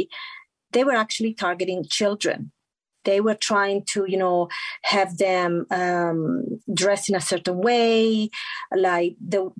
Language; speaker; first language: English; non-native, fluent; Italian